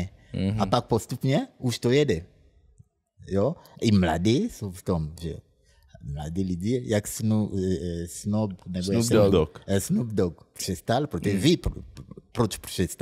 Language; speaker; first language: Czech; non-native, fluent; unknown